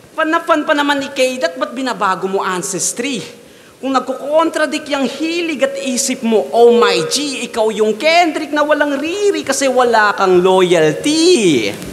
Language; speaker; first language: Filipino; native; Filipino